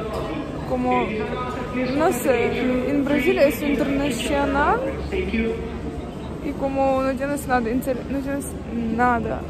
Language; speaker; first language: Spanish; non-native, learner; Russian